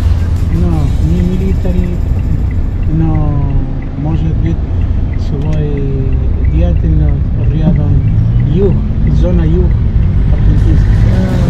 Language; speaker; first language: Russian; non-native, learner; Spanish